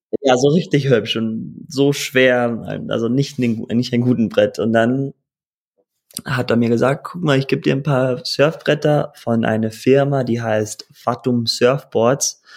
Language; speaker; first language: German; early bilingual, heritage; German